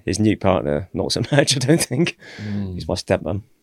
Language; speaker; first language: English; native; English